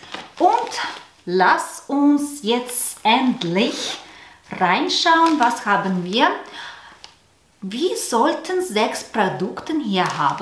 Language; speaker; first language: German; non-native, learner; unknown